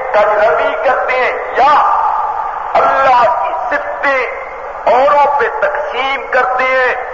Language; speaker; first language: Urdu; non-native, local second language; Punjabi